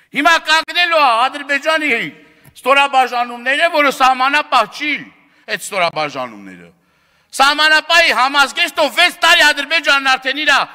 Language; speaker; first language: Armenian; native; Armenian